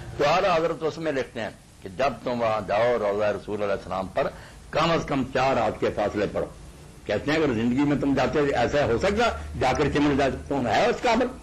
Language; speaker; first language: Urdu; non-native, local second language; Punjabi